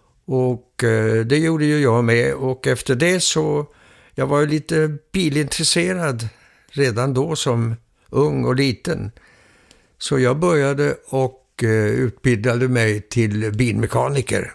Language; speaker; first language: Swedish; early bilingual, heritage; Swedish